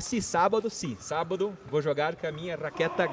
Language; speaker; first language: Spanish; non-native, learner; Portuguese